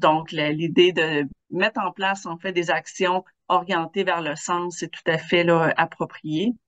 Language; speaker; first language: French; native; French